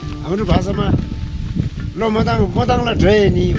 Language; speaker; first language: Nepali; non-native, local second language; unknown